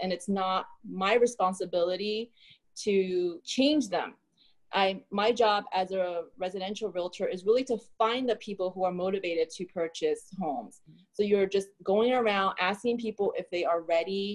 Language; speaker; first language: English; early bilingual, other home language; Chinese